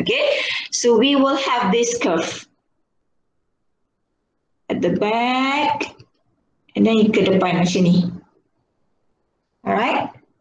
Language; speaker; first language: English; non-native, local second language; Malay